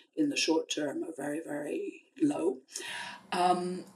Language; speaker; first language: English; native; English